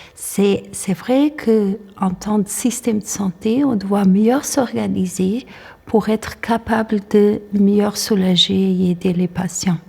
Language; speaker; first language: French; non-native, fluent; Portuguese